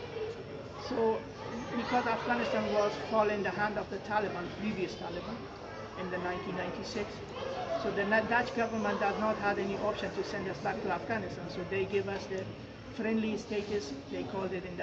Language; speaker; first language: English; non-native, fluent; Persian